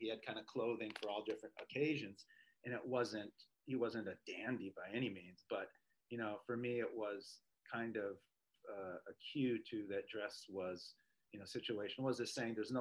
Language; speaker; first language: English; native; English